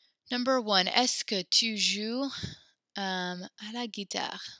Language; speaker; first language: French; non-native, fluent; English